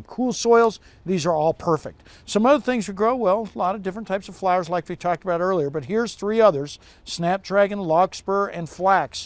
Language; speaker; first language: English; native; English